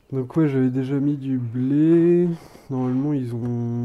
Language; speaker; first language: French; native; French